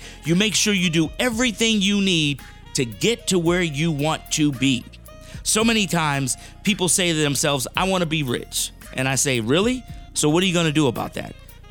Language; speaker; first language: English; native; English